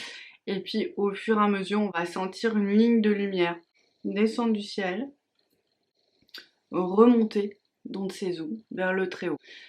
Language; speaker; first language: French; native; French